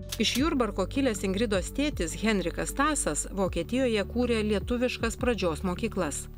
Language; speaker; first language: Lithuanian; native; Lithuanian